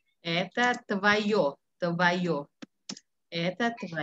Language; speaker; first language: Russian; non-native, fluent; Indonesian